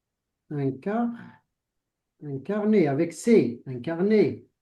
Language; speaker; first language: French; non-native, local second language; Arabic